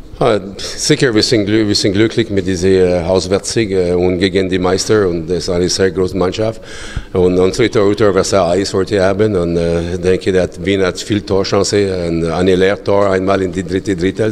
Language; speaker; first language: German; non-native, learner; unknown